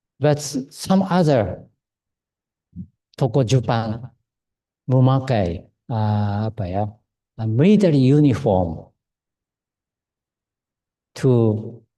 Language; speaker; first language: English; non-native, fluent; Japanese